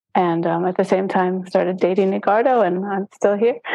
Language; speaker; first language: English; native; English